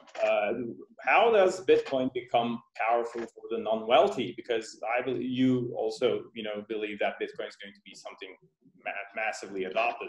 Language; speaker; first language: English; non-native, fluent; Turkish